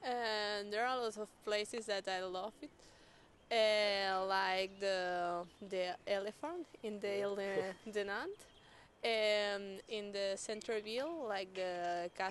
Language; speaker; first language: English; non-native, learner; Spanish